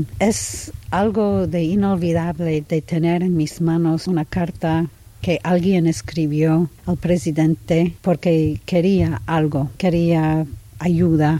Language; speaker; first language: Spanish; non-native, fluent; English